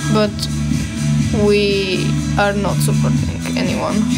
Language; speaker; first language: English; non-native, learner; Slovak